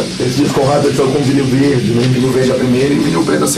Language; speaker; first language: Portuguese; native; Portuguese